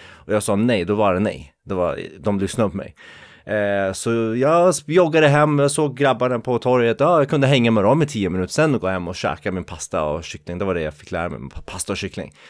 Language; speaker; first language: Swedish; early bilingual, other home language; Kurdish